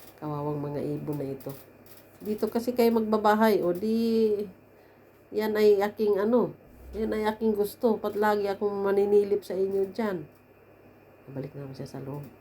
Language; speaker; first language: Filipino; native; Filipino